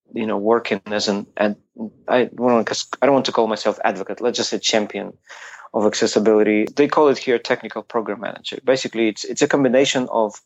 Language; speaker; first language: English; non-native, fluent; Ukrainian